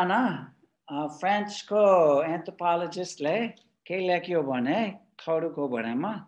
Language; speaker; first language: Nepali; non-native, fluent; English